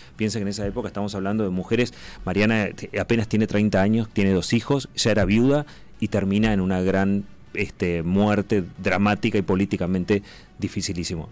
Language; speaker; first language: Spanish; native; Spanish